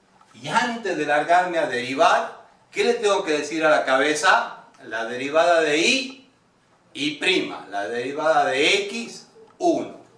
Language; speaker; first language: Spanish; native; Spanish